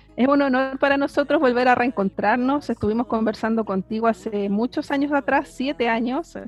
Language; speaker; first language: Spanish; native; Spanish